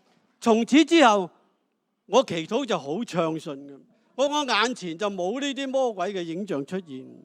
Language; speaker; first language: Cantonese; native; Cantonese